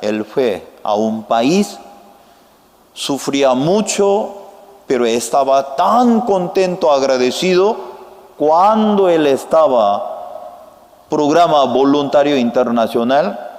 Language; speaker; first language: Spanish; non-native, fluent; Korean